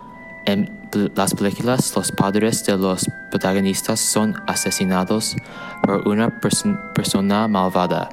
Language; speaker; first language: Spanish; non-native, learner; English